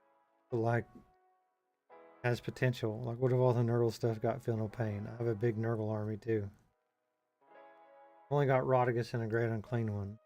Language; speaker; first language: English; native; English